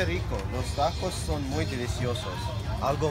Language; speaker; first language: Spanish; non-native, learner; English